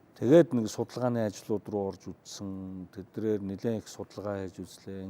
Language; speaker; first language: Mongolian; native; Mongolian